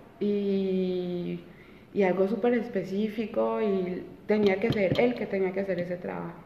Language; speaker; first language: Spanish; early bilingual, heritage; Spanish